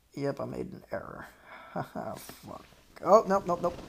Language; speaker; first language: English; native; English